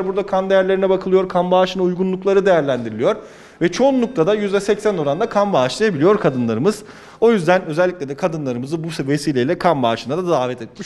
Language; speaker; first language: Turkish; native; Turkish